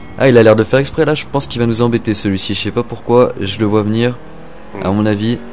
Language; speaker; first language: French; native; French